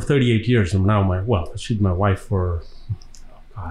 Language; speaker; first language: English; non-native, local second language; Gujarati